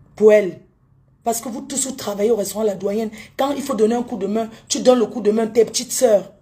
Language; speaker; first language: French; native; French